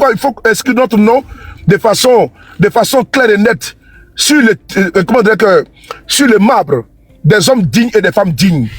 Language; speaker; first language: French; native; French